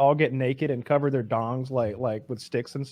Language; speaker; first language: English; native; English